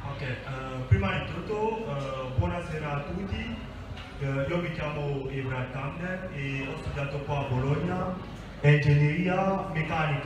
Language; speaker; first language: Italian; non-native, fluent; French